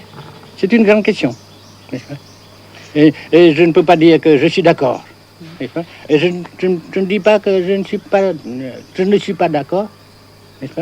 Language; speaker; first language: French; non-native, local second language; Vietnamese